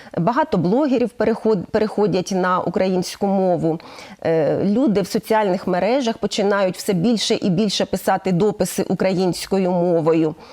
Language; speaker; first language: Ukrainian; native; Ukrainian